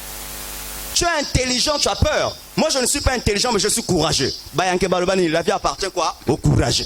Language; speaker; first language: French; non-native, local second language; Lingala